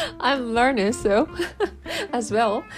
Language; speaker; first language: English; non-native, learner; Japanese